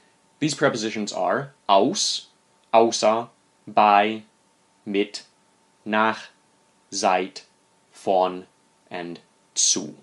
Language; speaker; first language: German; non-native, fluent; English